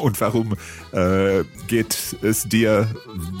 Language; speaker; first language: German; non-native, fluent; English